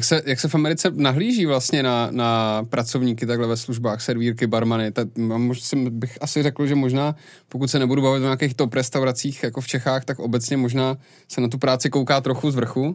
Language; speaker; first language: Czech; native; Czech